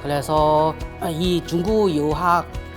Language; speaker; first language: Korean; non-native, learner; Chinese